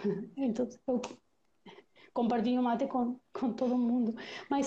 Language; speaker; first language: Portuguese; non-native, learner; Spanish